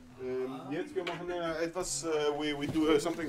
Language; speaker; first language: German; non-native, learner; Greek